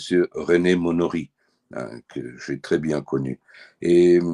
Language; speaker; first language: French; early bilingual, heritage; French